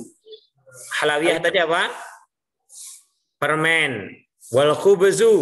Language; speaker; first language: Arabic; non-native, fluent; Indonesian